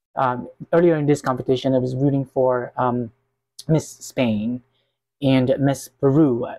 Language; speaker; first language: English; non-native, local second language; Hiligaynon